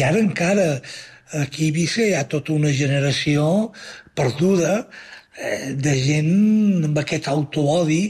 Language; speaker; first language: Catalan; native; Catalan